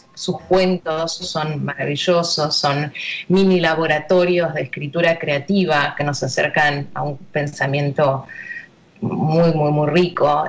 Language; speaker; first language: Spanish; native; Spanish